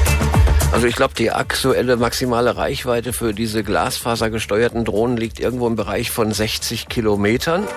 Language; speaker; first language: German; native; German